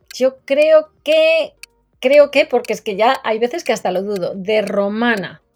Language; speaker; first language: Spanish; native; Spanish